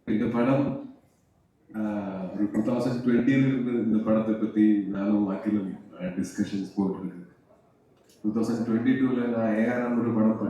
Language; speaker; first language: Tamil; non-native, learner; Malayalam